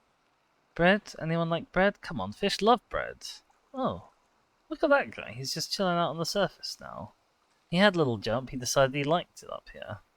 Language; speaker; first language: English; native; English